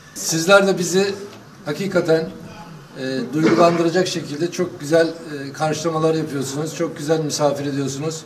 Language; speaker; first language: Turkish; native; Turkish